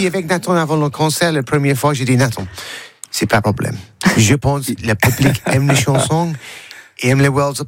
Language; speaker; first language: French; non-native, learner; English